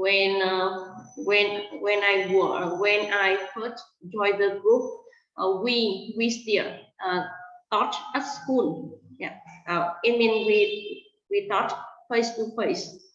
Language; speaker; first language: English; non-native, fluent; Vietnamese